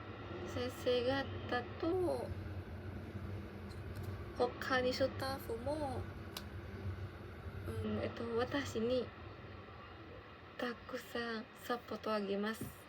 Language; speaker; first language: Japanese; non-native, learner; Indonesian